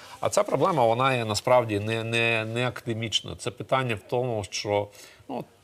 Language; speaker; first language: Ukrainian; early bilingual, other home language; Russian